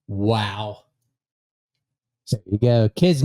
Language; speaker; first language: English; native; English